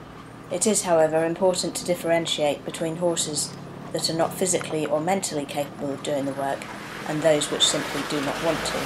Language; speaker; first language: English; native; English